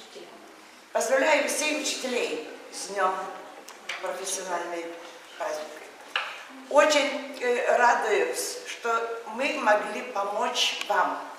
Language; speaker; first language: Russian; non-native, local second language; Lithuanian